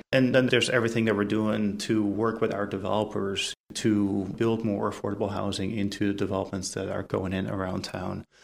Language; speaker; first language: English; non-native, fluent; Dutch